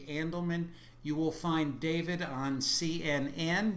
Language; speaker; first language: English; native; English